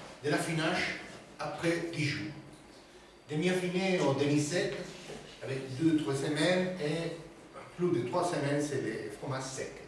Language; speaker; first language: French; non-native, learner; Spanish